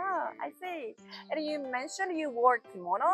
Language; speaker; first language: English; non-native, fluent; Japanese